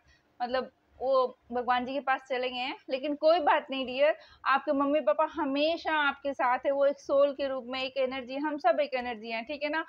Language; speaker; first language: Hindi; native; Hindi